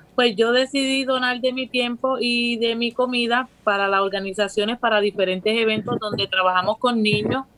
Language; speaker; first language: Spanish; native; Spanish